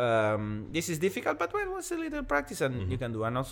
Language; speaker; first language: English; non-native, learner; Spanish